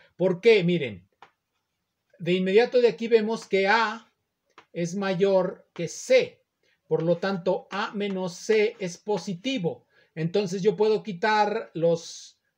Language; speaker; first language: Spanish; native; Spanish